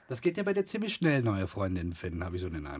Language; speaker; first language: German; native; German